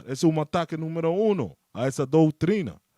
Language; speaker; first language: Portuguese; non-native, fluent; Spanish